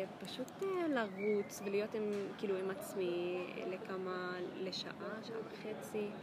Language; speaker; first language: Hebrew; non-native, local second language; Arabic